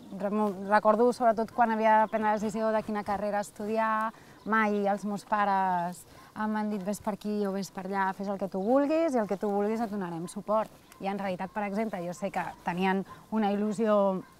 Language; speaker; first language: Catalan; native; Catalan